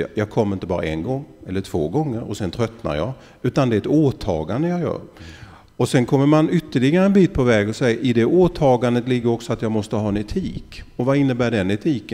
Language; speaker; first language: Swedish; native; Swedish